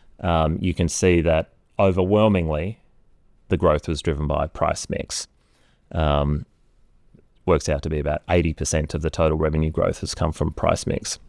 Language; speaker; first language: English; native; English